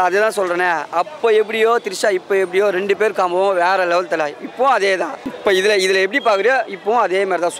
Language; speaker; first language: Tamil; native; Tamil